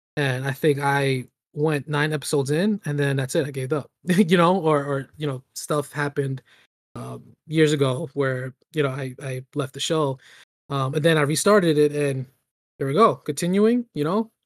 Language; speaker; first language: English; native; English